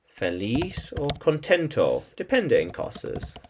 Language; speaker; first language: Spanish; non-native, learner; English